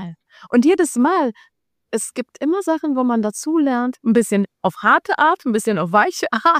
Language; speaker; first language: German; non-native, fluent; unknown